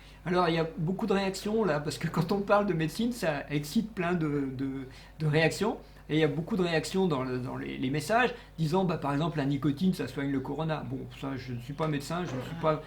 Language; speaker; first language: French; native; French